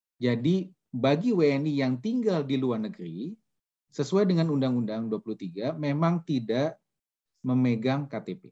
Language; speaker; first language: Indonesian; native; Indonesian